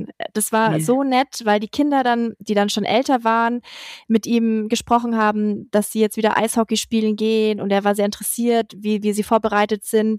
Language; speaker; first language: German; native; German